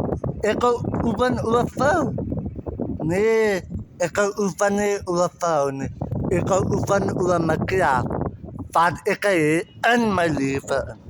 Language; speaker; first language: Dutch; non-native, learner; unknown